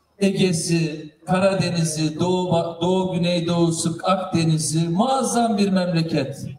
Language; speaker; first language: Turkish; native; Turkish